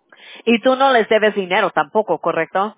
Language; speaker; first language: Spanish; early bilingual, heritage; Spanish